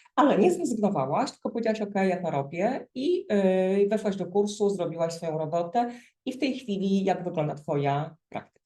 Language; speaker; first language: Polish; native; Polish